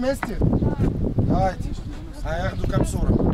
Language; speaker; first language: Russian; native; Russian